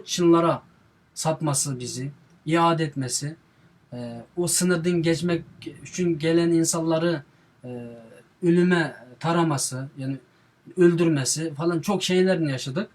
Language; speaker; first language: Turkish; non-native, fluent; Uyghur